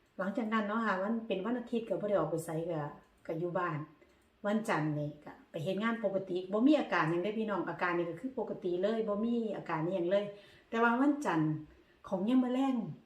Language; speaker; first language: Thai; native; Thai